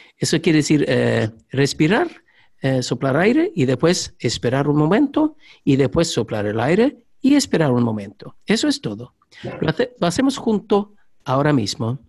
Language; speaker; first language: Spanish; non-native, learner; Swedish